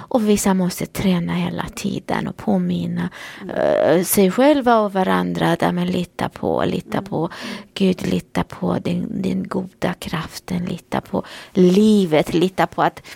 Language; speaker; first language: Swedish; non-native, fluent; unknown